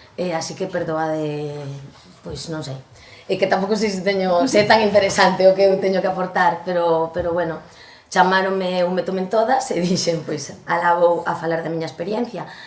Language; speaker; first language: Galician; non-native, local second language; Spanish